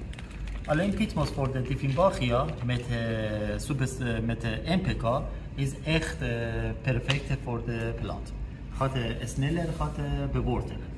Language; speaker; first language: Dutch; non-native, learner; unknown